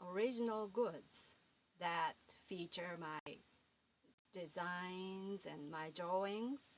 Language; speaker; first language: English; non-native, fluent; Japanese